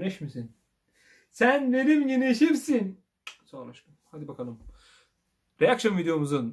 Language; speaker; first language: Turkish; native; Turkish